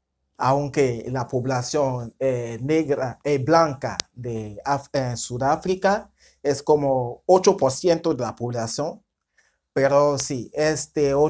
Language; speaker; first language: Spanish; non-native, fluent; French